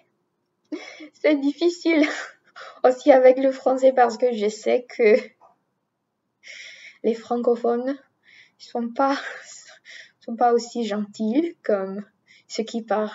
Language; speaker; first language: French; non-native, learner; English